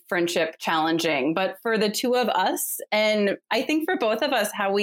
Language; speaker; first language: English; native; English